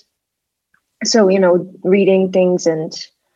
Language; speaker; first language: English; non-native, fluent; Russian